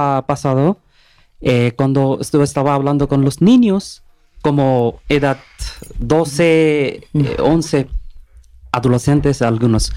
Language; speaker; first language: Spanish; non-native, learner; Bangla